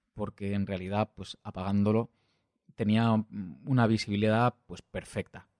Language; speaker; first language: Spanish; non-native, local second language; Catalan